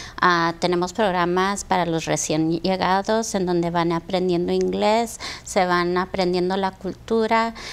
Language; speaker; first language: Spanish; early bilingual, heritage; Spanish